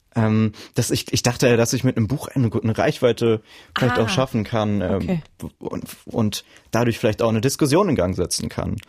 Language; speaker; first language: German; native; German